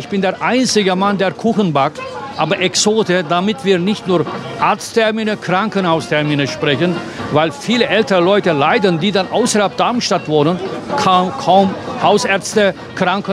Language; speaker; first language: German; non-native, fluent; Turkish